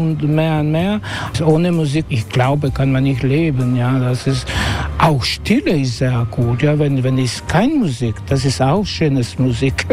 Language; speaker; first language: German; non-native, learner; Croatian